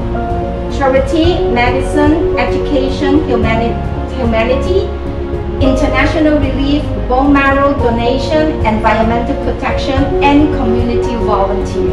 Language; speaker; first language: English; non-native, learner; Chinese